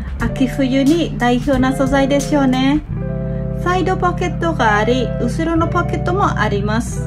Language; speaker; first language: Japanese; non-native, fluent; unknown